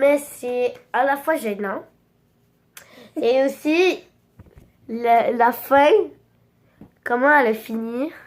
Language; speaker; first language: French; native; French